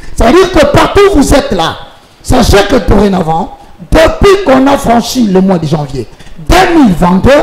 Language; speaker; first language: French; non-native, local second language; Lingala